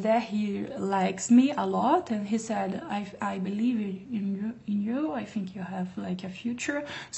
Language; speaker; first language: English; non-native, learner; Portuguese